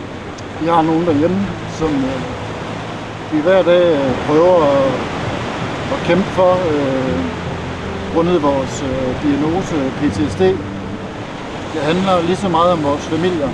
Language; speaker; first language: Danish; native; Danish